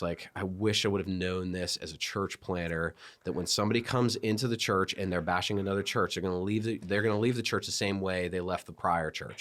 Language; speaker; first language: English; native; English